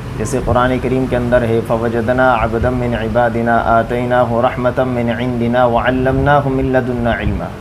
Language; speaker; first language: Urdu; native; Urdu